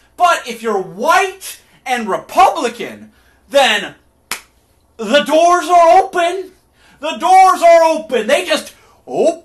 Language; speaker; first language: English; native; English